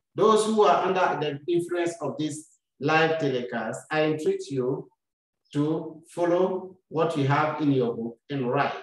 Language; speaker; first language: English; non-native, local second language; Akan